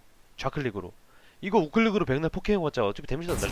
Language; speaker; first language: Korean; native; Korean